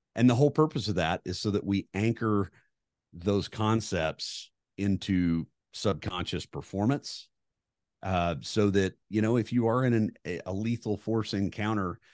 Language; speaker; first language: English; native; English